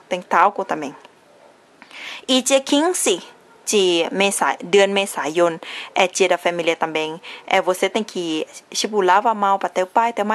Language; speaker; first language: Portuguese; non-native, learner; Thai